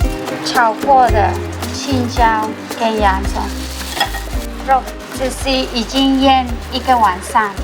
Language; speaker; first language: Chinese; non-native, learner; Spanish